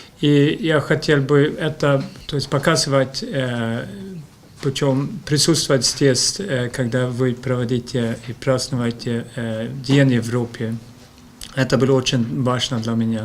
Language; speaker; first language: Russian; non-native, fluent; Swedish